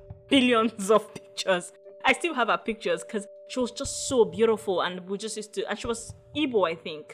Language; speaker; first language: English; non-native, local second language; Yoruba